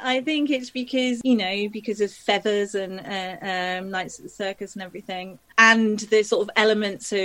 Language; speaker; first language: English; native; English